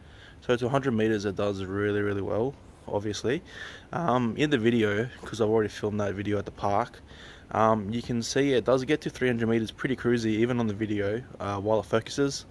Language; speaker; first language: English; native; English